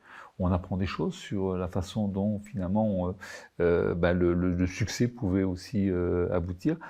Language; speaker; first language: French; native; French